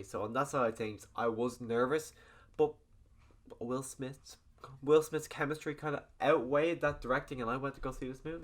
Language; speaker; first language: English; native; English